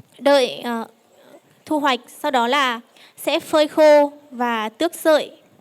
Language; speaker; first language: Vietnamese; non-native, local second language; Hmong